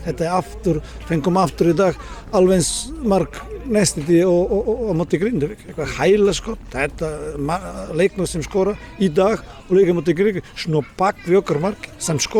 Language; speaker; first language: Icelandic; non-native, learner; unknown